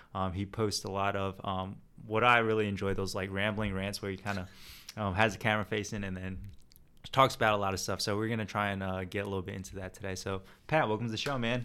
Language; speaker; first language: English; native; English